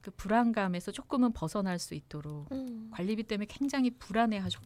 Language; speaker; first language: Korean; native; Korean